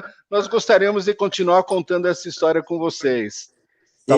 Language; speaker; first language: Portuguese; native; Portuguese